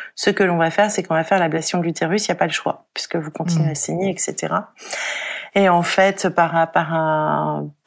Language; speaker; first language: French; native; French